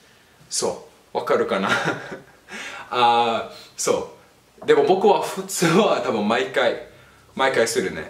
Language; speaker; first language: Japanese; non-native, fluent; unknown